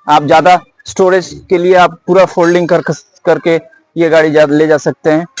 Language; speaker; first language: Hindi; non-native, local second language; Bangla